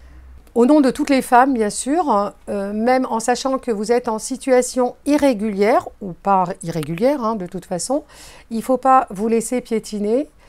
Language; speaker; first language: French; native; French